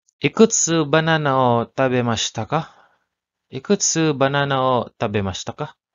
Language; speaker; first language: Japanese; non-native, learner; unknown